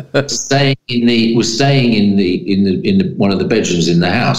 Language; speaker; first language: English; native; English